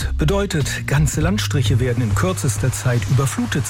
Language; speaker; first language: German; native; German